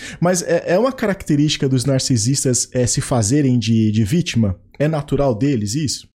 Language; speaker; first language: Portuguese; native; Portuguese